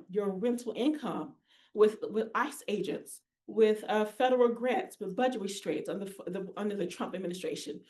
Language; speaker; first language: English; native; English